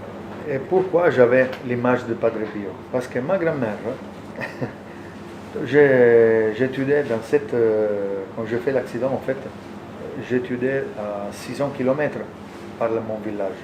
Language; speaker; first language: French; non-native, learner; Italian